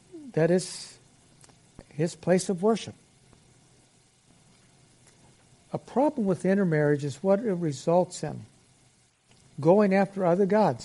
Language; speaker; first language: English; native; English